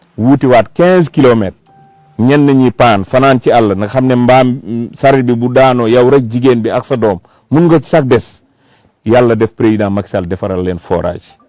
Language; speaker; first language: Wolof; non-native, local second language; Fula